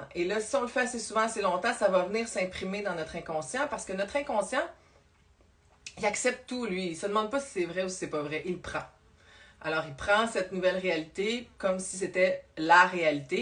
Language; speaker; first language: French; native; French